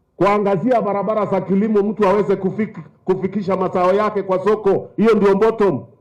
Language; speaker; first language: Swahili; non-native, local second language; Meru